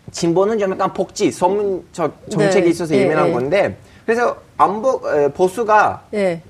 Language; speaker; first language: Korean; non-native, fluent; Turkish